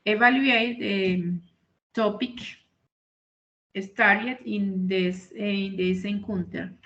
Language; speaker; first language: English; non-native, learner; Spanish